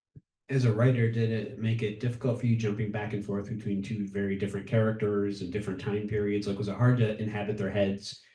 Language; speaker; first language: English; native; English